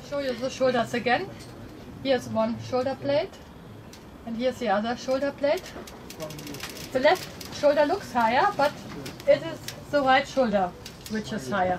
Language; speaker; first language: English; non-native, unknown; German